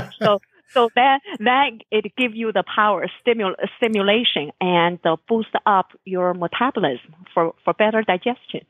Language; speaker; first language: English; non-native, fluent; Chinese